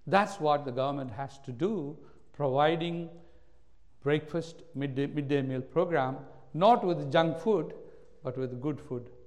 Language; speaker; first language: English; non-native, local second language; Malayalam